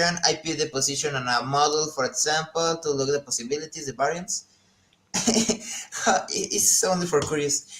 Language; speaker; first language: English; non-native, learner; Spanish